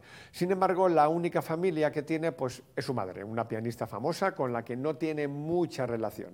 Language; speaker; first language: Spanish; native; Spanish